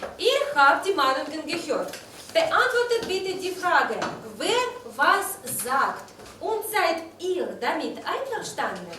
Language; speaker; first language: German; non-native, fluent; Russian